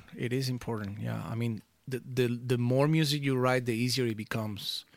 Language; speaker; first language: English; early bilingual, other home language; Portuguese